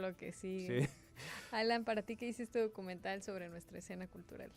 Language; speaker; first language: Spanish; native; Spanish